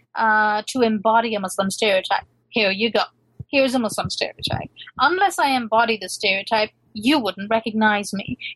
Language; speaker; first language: English; non-native, local second language; Urdu